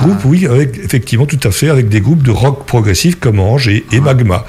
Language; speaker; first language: French; native; French